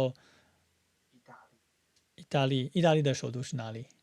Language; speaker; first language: Chinese; non-native, fluent; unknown